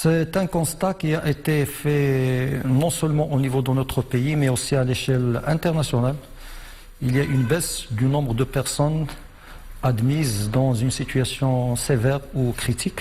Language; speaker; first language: French; non-native, local second language; Arabic